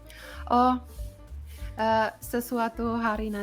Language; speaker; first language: Indonesian; non-native, fluent; Finnish